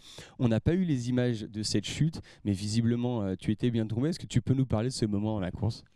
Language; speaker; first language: French; native; French